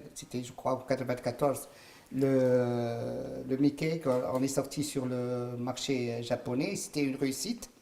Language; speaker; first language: French; non-native, local second language; Arabic